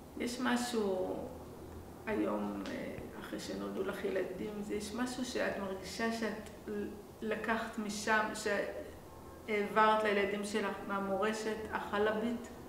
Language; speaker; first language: Hebrew; native; Hebrew